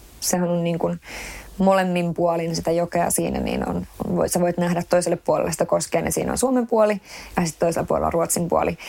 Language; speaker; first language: Finnish; early bilingual, heritage; Finnish